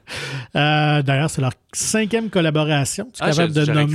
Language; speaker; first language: French; native; French